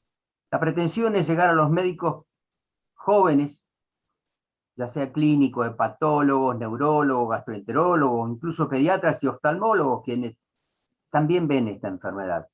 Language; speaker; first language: Spanish; native; Spanish